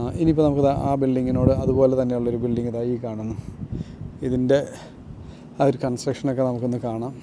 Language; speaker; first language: Malayalam; native; Malayalam